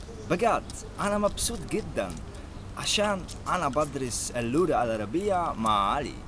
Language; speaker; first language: Arabic; non-native, learner; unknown